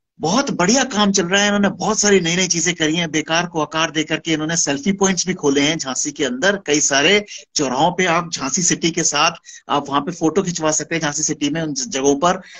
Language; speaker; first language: Hindi; native; Hindi